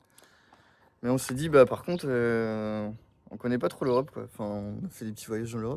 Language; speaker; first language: French; native; French